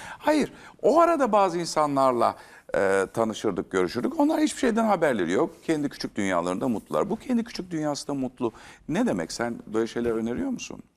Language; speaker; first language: Turkish; native; Turkish